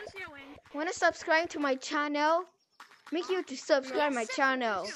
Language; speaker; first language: English; non-native, local second language; French